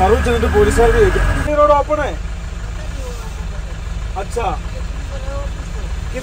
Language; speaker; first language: Hindi; non-native, local second language; Malayalam